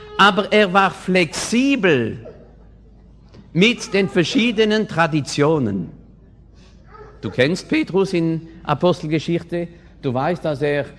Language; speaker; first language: German; non-native, fluent; French